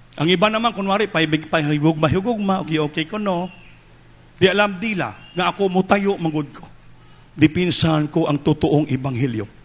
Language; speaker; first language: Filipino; non-native, local second language; Cebuano